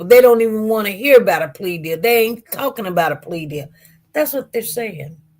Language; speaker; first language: English; native; English